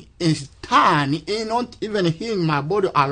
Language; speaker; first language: English; non-native, local second language; Kinyarwanda